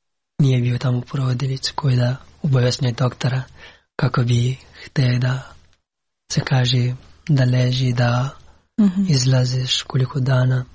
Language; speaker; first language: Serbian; non-native, learner; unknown